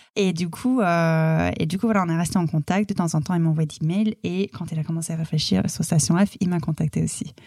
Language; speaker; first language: French; non-native, fluent; English